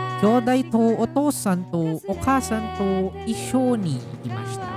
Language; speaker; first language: Japanese; non-native, learner; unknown